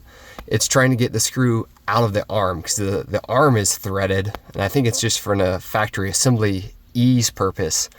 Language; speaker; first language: English; native; English